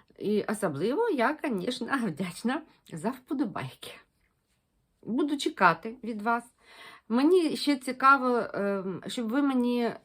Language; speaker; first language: Ukrainian; non-native, local second language; Russian